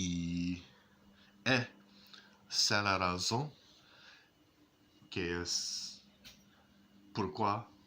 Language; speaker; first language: French; non-native, learner; English